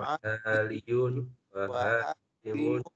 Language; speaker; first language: Arabic; non-native, learner; Indonesian